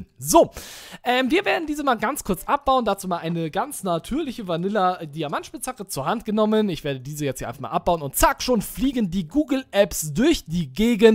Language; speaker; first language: German; native; German